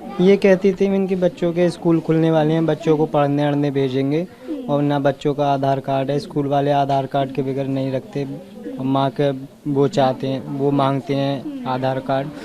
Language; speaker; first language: Hindi; native; Hindi